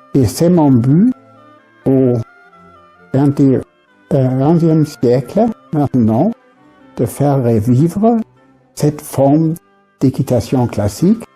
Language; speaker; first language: French; non-native, fluent; German